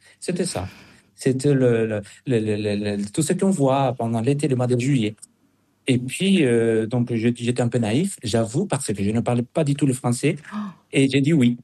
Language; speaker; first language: French; non-native, fluent; Spanish